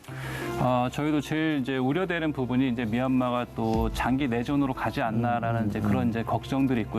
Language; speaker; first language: Korean; native; Korean